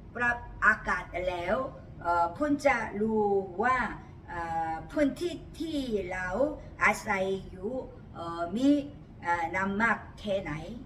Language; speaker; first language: Thai; non-native, learner; Korean